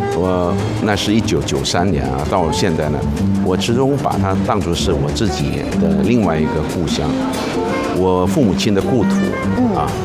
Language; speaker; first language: Chinese; native; Chinese